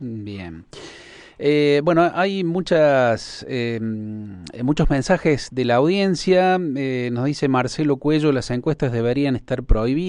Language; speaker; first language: Spanish; native; Spanish